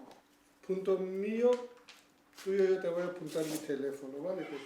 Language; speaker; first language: Spanish; non-native, learner; Kurdish